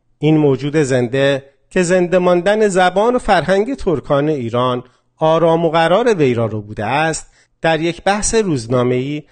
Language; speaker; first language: Persian; non-native, local second language; Azerbaijani